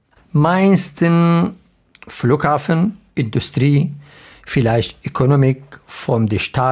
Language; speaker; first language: German; non-native, learner; Arabic